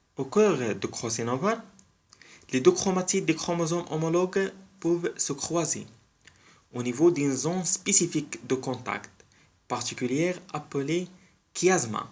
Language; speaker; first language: French; non-native, local second language; Arabic